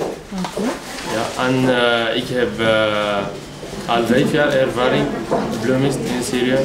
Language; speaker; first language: Dutch; non-native, learner; Arabic